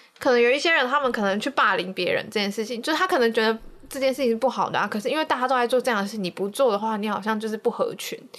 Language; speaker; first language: Chinese; native; Chinese